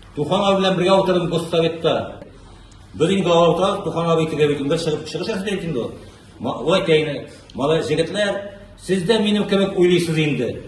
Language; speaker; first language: Tatar; native; Tatar